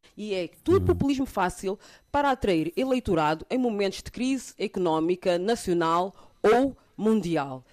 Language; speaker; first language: Portuguese; early bilingual, other home language; Kabuverdianu